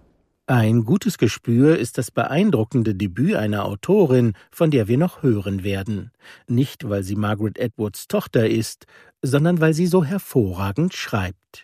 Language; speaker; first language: German; native; German